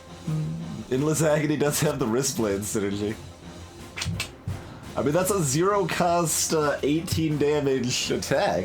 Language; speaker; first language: English; native; English